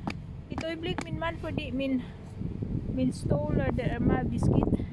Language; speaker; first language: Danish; non-native, learner; Filipino